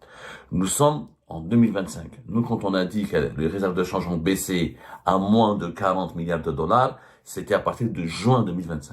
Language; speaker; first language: French; non-native, local second language; Arabic